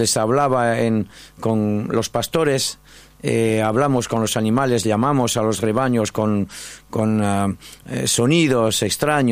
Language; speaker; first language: Spanish; non-native, fluent; French